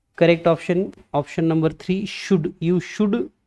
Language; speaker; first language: English; non-native, local second language; Marathi